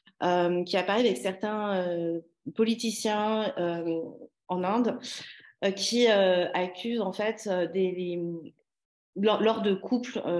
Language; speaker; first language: French; native; French